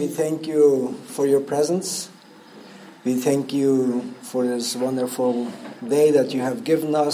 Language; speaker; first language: English; non-native, fluent; Spanish